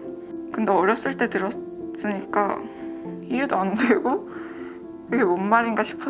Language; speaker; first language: Korean; early bilingual, other home language; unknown